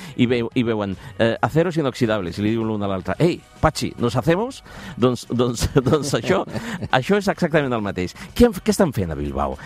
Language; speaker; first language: Catalan; native; Catalan